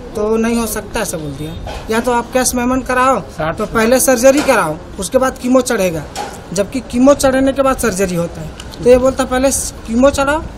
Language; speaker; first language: Hindi; native; Hindi